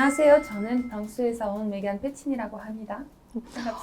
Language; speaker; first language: Korean; non-native, fluent; French